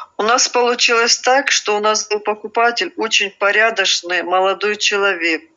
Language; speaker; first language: Russian; native; Russian